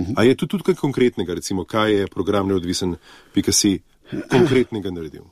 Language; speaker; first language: Slovenian; native; Slovenian